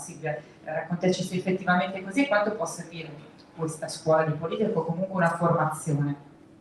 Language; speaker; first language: Italian; native; Italian